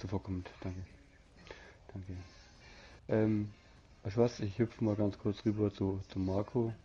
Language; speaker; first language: German; native; German